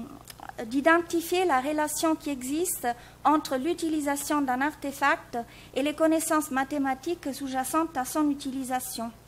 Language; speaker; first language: French; native; French